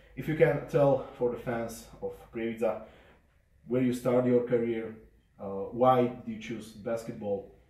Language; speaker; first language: English; non-native, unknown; Slovak